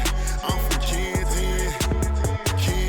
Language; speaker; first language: English; native; English